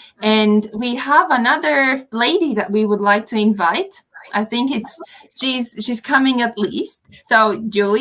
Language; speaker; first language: English; non-native, fluent; Latvian